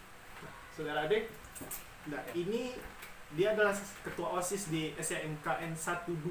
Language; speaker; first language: Indonesian; native; Indonesian